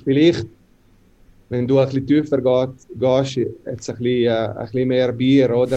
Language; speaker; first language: German; non-native, local second language; Italian